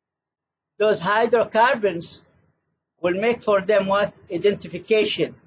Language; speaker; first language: English; non-native, fluent; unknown